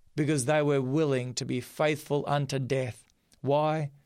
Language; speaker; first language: English; early bilingual, other home language; Macedonian